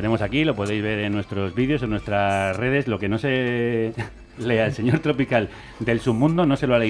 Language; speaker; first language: Spanish; native; Spanish